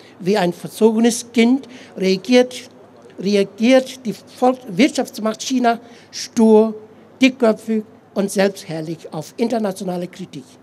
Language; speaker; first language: German; non-native, fluent; Tibetan